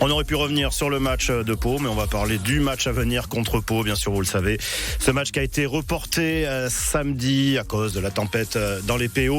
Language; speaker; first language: French; native; French